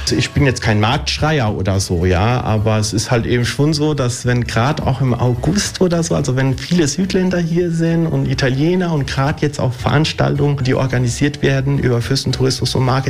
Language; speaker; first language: German; early bilingual, other home language; Italian